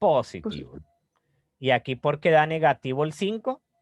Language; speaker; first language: Spanish; native; Spanish